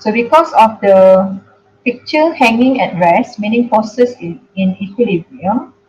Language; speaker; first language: English; non-native, local second language; Malay